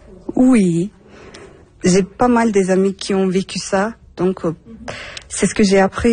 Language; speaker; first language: French; non-native, fluent; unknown